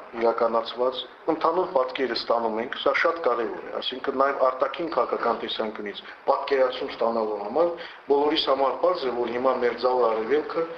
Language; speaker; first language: Armenian; early bilingual, heritage; Armenian